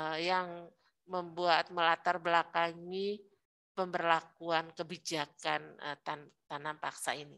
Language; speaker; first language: Indonesian; native; Indonesian